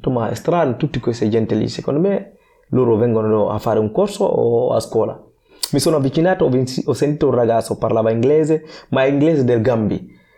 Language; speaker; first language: Italian; non-native, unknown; Fula